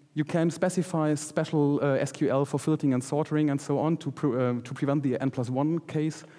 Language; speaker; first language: English; non-native, fluent; German